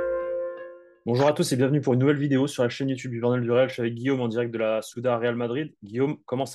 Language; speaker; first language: French; native; French